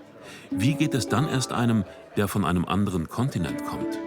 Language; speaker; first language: German; native; German